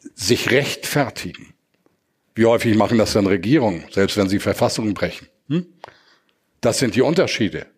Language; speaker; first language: German; native; German